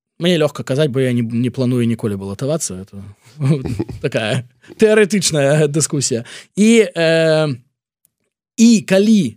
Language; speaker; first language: Belarusian; non-native, local second language; Russian